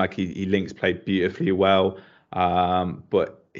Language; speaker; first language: English; native; English